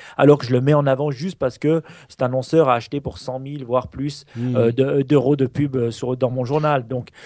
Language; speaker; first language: French; native; French